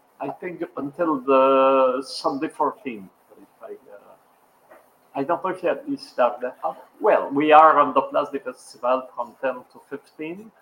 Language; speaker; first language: English; non-native, local second language; French